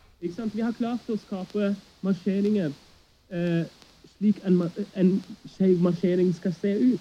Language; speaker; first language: Norwegian; early bilingual, other home language; Arabic